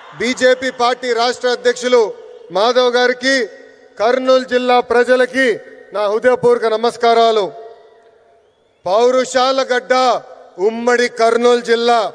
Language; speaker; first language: Telugu; native; Telugu